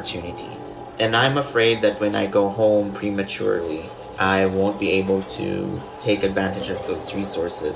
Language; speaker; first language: English; non-native, local second language; Filipino